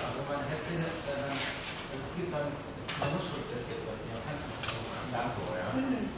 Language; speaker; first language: German; non-native, fluent; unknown